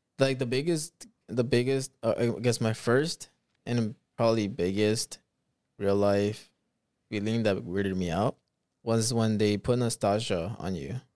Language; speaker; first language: English; early bilingual, other home language; Spanish